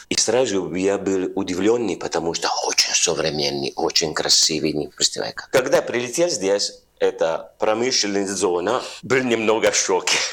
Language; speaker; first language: Russian; non-native, learner; Italian